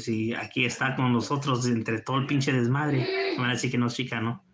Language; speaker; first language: Spanish; early bilingual, other home language; English